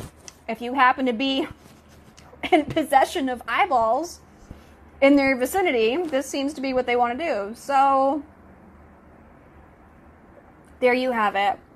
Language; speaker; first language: English; native; English